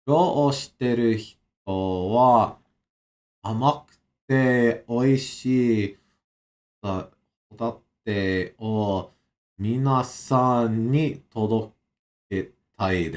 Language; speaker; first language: Japanese; non-native, learner; English